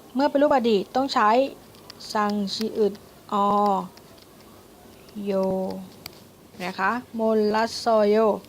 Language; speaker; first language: Thai; native; Thai